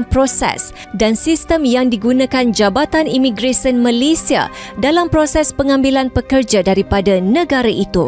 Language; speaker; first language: Malay; native; Malay